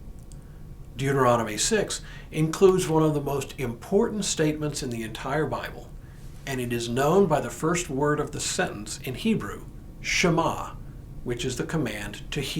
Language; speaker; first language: English; native; English